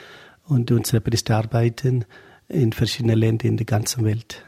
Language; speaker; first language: German; non-native, learner; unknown